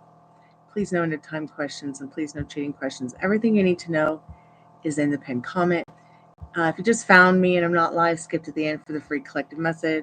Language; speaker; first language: English; native; English